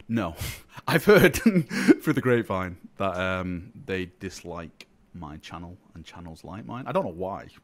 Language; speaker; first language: English; native; English